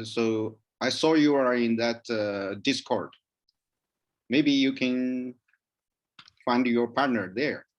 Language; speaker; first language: English; non-native, learner; Chinese